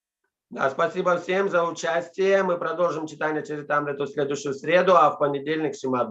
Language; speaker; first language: Russian; native; Russian